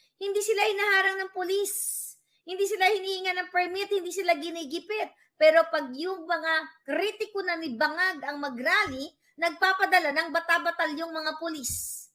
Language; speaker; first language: Filipino; non-native, local second language; Cebuano